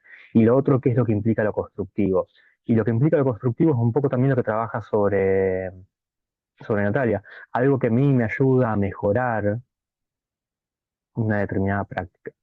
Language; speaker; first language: Spanish; native; Spanish